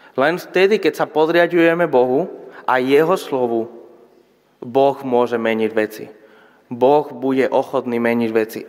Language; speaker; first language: Slovak; non-native, fluent; Spanish